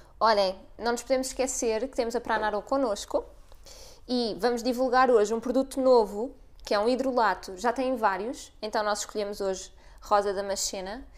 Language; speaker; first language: Portuguese; native; Portuguese